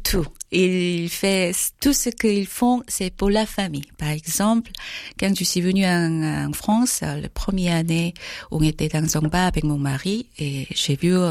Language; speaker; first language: French; non-native, fluent; Korean